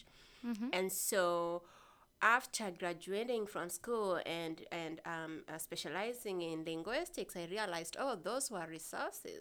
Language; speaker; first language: English; non-native, local second language; Meru